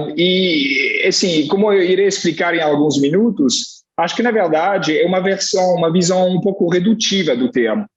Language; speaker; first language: Portuguese; non-native, fluent; French